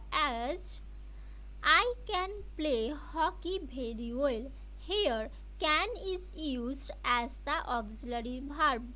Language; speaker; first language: English; non-native, local second language; Bangla